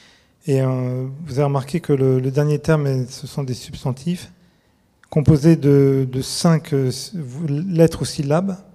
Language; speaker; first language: French; native; French